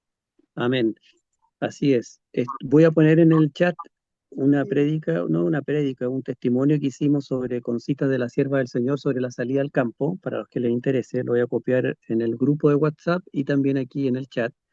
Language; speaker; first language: Spanish; native; Spanish